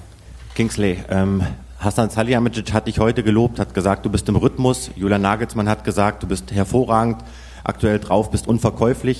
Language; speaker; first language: German; native; German